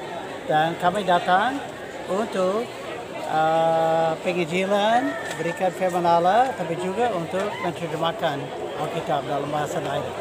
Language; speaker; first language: Indonesian; non-native, fluent; English